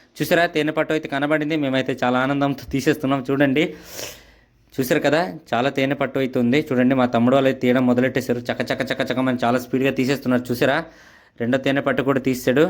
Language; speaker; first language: Telugu; native; Telugu